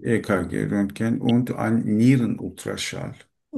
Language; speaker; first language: German; non-native, learner; Turkish